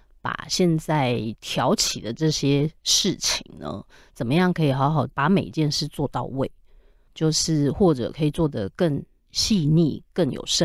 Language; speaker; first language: Chinese; native; Chinese